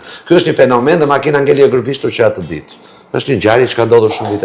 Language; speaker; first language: Albanian; native; Albanian